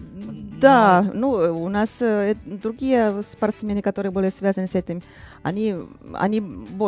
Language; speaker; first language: Russian; non-native, fluent; Finnish